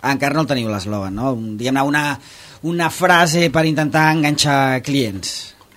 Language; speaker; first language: Catalan; native; Catalan